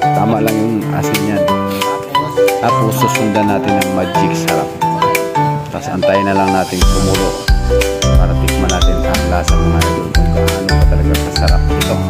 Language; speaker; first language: Filipino; non-native, local second language; Cebuano